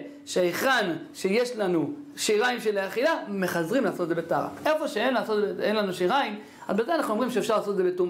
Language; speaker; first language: Hebrew; native; Hebrew